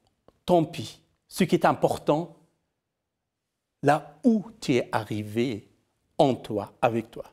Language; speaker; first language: French; non-native, fluent; Persian